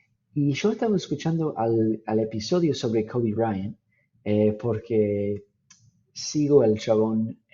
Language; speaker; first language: Spanish; non-native, fluent; English